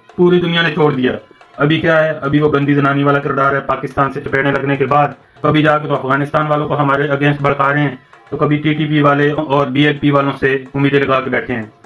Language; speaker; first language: Urdu; non-native, local second language; Northern Hindko